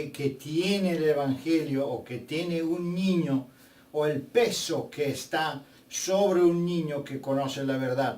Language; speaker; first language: Spanish; non-native, fluent; Bulgarian